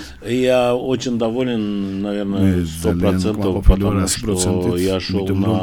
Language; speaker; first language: Russian; non-native, local second language; Georgian